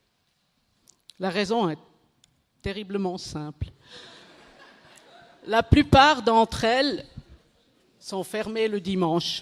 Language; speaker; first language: French; non-native, local second language; German